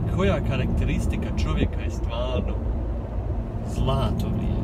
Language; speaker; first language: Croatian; early bilingual, heritage; Croatian